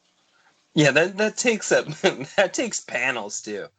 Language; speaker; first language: English; native; English